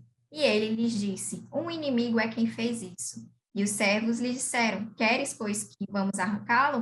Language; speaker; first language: Portuguese; native; Portuguese